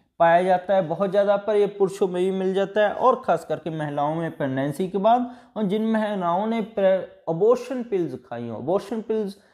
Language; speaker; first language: Hindi; native; Hindi